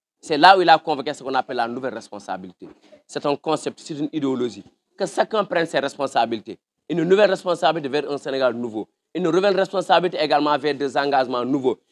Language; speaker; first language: French; non-native, local second language; Wolof